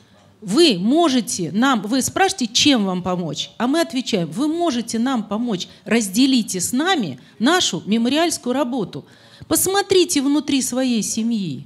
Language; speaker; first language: Russian; native; Russian